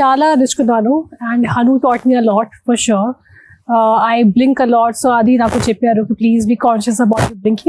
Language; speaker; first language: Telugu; non-native, local second language; Hindi